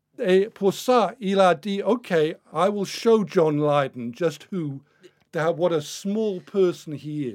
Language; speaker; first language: English; native; English